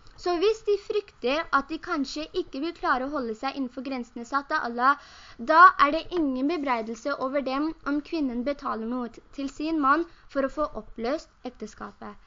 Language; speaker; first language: Norwegian; early bilingual, other home language; Urdu